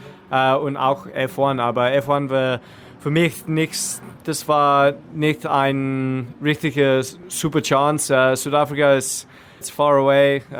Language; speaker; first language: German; non-native, learner; English